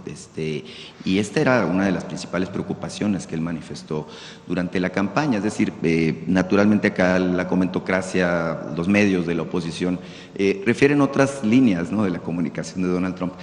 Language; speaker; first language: Spanish; native; Spanish